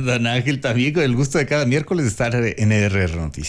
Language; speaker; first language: Spanish; native; Spanish